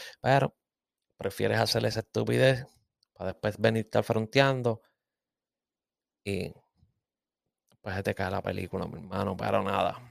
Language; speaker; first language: Spanish; native; Spanish